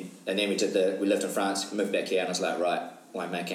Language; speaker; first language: English; native; English